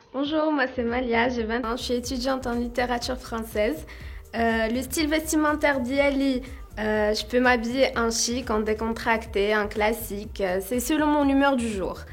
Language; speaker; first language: French; non-native, local second language; Arabic